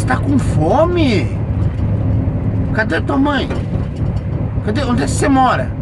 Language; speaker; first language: Portuguese; native; Portuguese